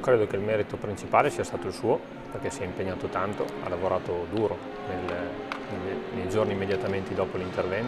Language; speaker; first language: Italian; native; Italian